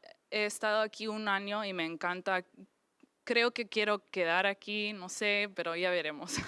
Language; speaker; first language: Spanish; early bilingual, heritage; English